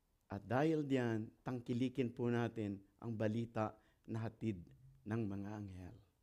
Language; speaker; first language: Filipino; native; Filipino